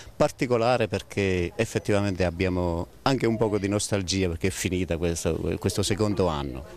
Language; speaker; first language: Italian; native; Italian